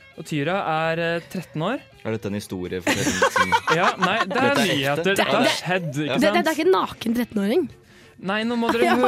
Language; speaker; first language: Norwegian; native; Norwegian